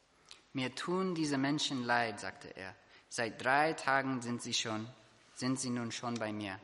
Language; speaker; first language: German; non-native, fluent; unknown